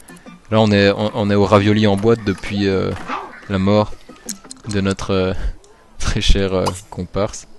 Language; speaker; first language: French; native; French